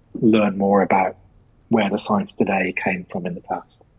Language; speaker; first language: English; native; English